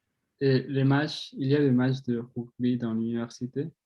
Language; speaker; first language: French; non-native, learner; Spanish